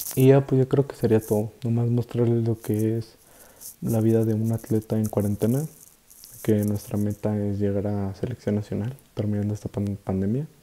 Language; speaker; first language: Spanish; native; Spanish